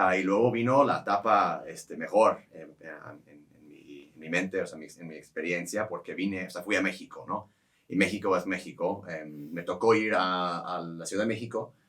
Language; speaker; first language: Spanish; non-native, fluent; English